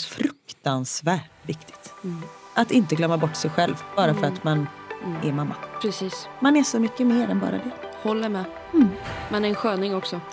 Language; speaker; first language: Swedish; native; Swedish